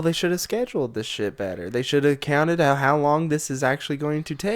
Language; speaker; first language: English; native; English